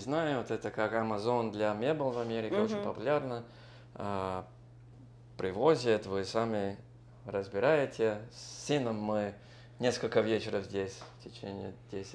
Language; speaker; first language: Russian; non-native, learner; English